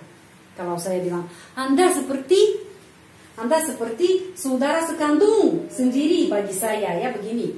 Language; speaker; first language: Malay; non-native, fluent; Russian